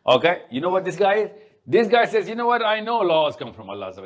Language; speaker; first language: English; non-native, local second language; Urdu